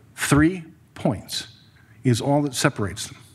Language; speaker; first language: English; native; English